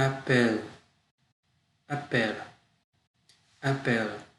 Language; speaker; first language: French; non-native, learner; Vietnamese